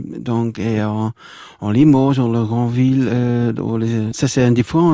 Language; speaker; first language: French; non-native, local second language; Dutch